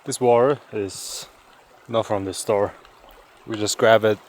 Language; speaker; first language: English; non-native, fluent; Mongolian